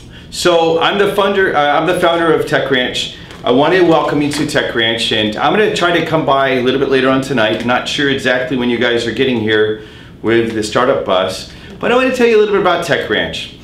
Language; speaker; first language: English; native; English